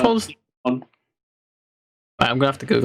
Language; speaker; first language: English; native; English